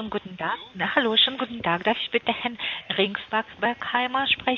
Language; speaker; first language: German; non-native, fluent; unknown